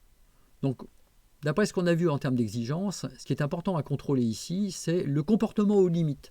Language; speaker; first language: French; native; French